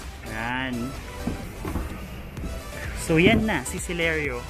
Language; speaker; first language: Filipino; native; Filipino